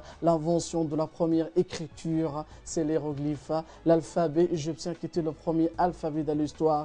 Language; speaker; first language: French; non-native, fluent; Arabic